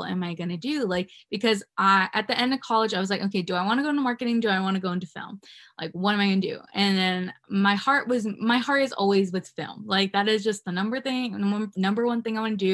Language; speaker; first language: English; native; English